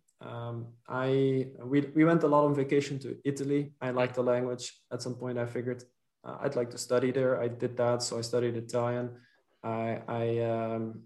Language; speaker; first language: English; non-native, fluent; Dutch